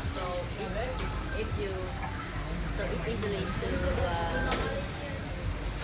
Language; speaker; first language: English; non-native, local second language; Vietnamese